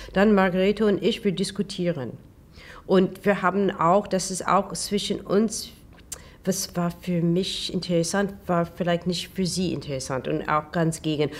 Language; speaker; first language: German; non-native, learner; English